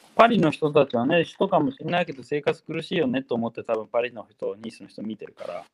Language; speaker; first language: Japanese; native; Japanese